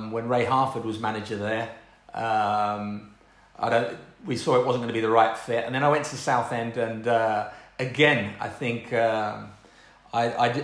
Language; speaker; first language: English; native; English